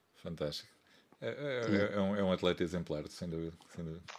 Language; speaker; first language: Portuguese; native; Portuguese